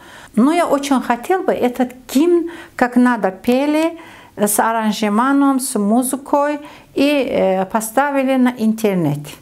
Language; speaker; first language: Russian; non-native, learner; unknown